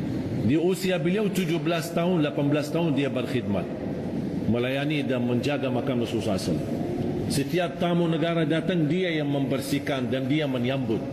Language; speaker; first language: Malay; non-native, fluent; Arabic